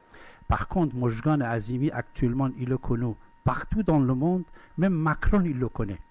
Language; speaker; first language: French; non-native, fluent; Persian